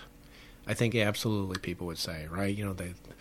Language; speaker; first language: English; native; English